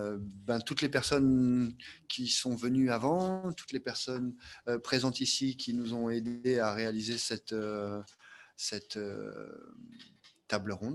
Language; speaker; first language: French; native; French